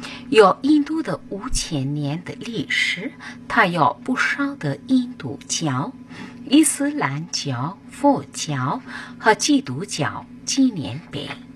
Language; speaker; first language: Chinese; non-native, learner; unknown